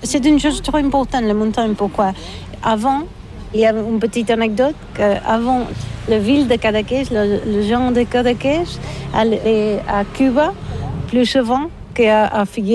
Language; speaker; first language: French; non-native, learner; Catalan